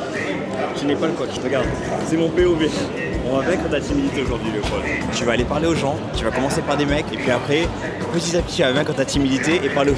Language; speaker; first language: French; native; French